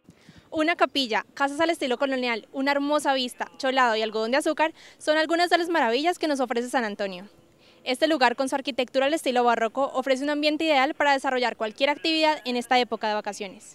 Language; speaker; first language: Spanish; native; Spanish